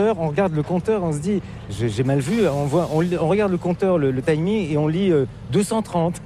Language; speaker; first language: French; native; French